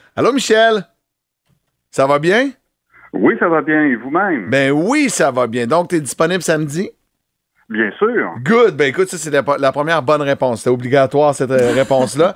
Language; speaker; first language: French; native; French